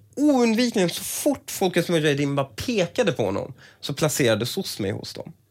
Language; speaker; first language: Swedish; early bilingual, other home language; Persian